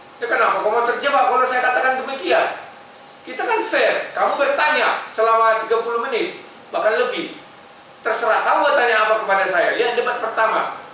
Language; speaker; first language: Indonesian; native; Indonesian